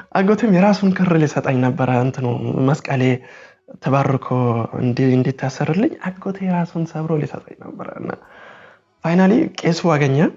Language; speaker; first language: Amharic; early bilingual, heritage; Amharic